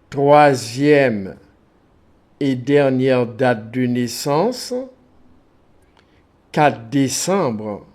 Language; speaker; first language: French; non-native, local second language; Haitian Creole